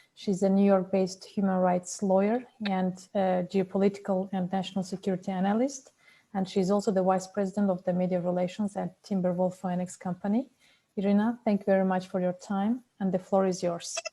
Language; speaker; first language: English; non-native, fluent; Azerbaijani